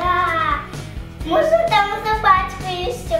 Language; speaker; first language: Russian; early bilingual, heritage; Russian